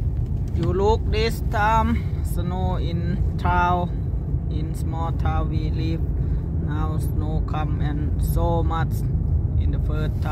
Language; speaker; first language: English; non-native, learner; Thai